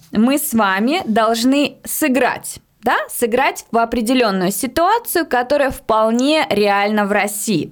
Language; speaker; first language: Russian; native; Russian